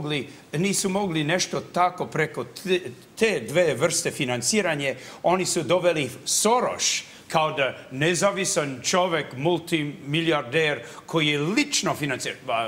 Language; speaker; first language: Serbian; early bilingual, heritage; English